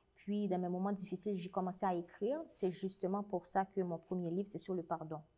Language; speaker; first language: French; non-native, local second language; Haitian Creole